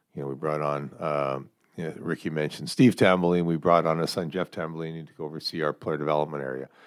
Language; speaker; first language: English; native; English